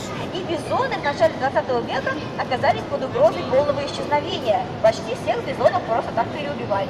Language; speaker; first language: Russian; native; Russian